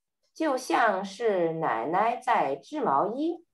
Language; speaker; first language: Chinese; early bilingual, heritage; Chinese